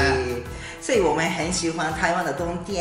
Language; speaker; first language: Chinese; non-native, fluent; Japanese